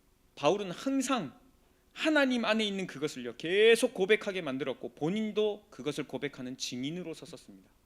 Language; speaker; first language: Korean; native; Korean